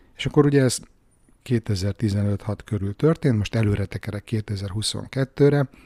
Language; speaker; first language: Hungarian; native; Hungarian